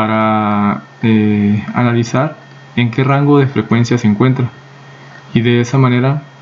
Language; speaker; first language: Spanish; native; Spanish